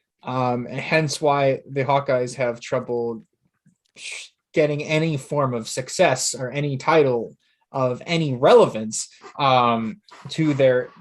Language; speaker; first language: English; native; English